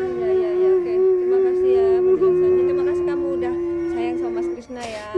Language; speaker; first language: Indonesian; native; Indonesian